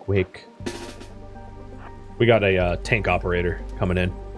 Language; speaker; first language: English; native; English